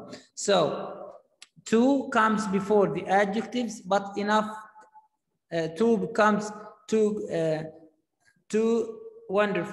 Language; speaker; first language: English; non-native, fluent; Arabic